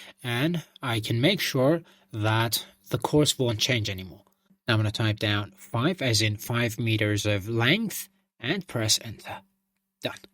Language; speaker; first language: English; non-native, fluent; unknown